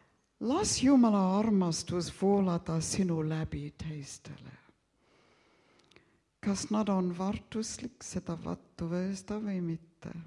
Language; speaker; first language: Estonian; early bilingual, heritage; Estonian